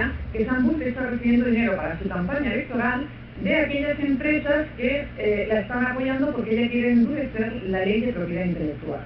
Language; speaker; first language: Spanish; native; Spanish